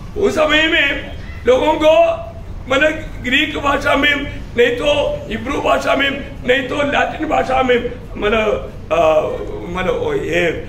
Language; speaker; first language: Hindi; non-native, local second language; Malayalam